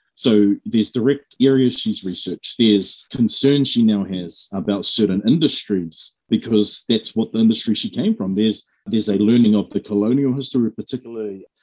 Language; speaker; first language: English; native; English